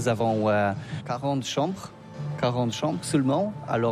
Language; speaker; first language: French; non-native, learner; Polish